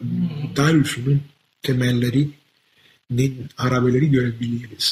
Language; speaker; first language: Turkish; non-native, fluent; Italian